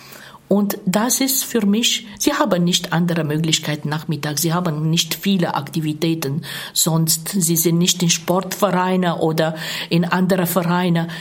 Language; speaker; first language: German; non-native, fluent; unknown